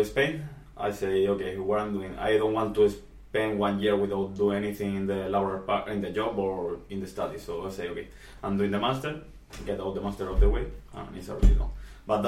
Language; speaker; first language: English; non-native, fluent; Spanish